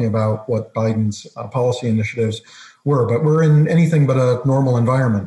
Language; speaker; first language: English; native; English